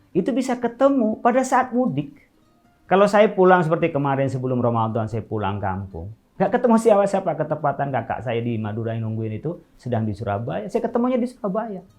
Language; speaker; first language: Indonesian; non-native, local second language; Madurese